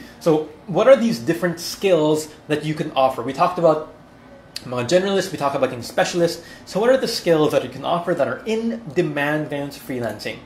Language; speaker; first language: English; non-native, local second language; Filipino